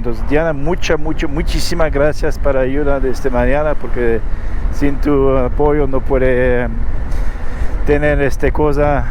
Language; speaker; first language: Spanish; non-native, learner; French